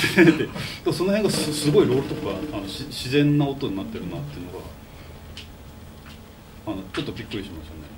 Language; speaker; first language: Japanese; native; Japanese